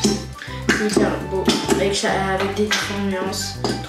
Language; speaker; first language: French; native; French